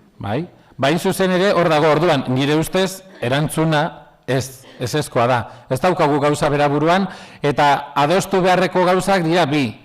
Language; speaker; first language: Basque; non-native, local second language; Spanish